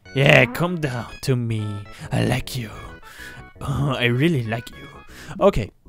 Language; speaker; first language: English; non-native, learner; German